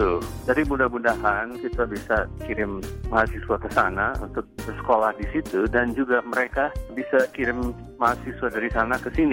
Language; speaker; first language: Indonesian; non-native, fluent; English